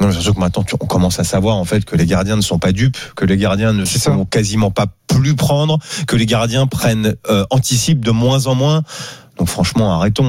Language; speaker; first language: French; native; French